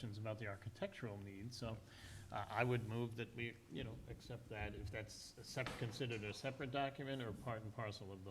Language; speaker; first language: English; native; English